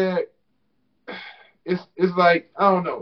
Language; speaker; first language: English; native; English